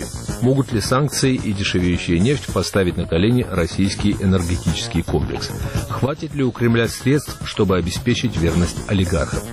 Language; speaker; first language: Russian; native; Russian